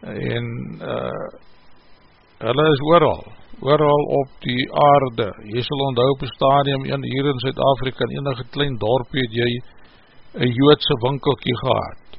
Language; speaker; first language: Afrikaans; native; Afrikaans